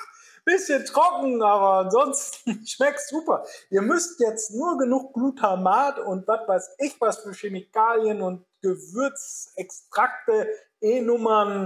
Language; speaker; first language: German; native; German